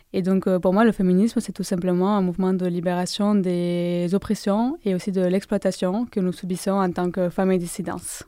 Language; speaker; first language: French; non-native, fluent; Spanish